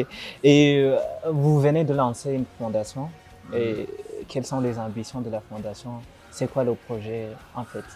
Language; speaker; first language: French; non-native, local second language; Rundi